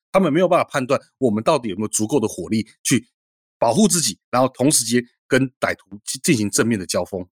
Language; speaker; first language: Chinese; native; Chinese